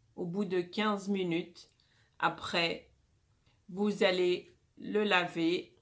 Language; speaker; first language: French; non-native, local second language; Arabic